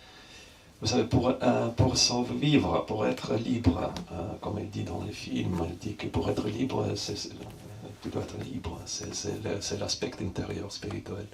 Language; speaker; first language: French; non-native, fluent; Russian